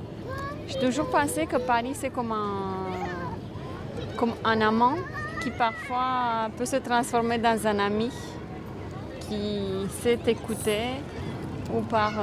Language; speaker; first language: French; non-native, fluent; Romanian